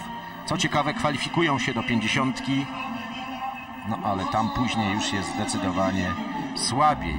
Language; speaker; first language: Polish; native; Polish